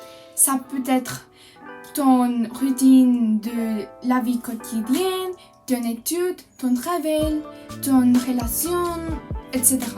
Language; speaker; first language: French; non-native, learner; Spanish